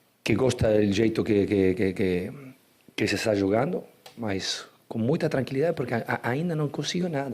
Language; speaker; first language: Portuguese; non-native, fluent; Spanish